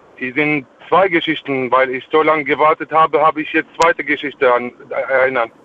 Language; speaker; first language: German; non-native, fluent; Arabic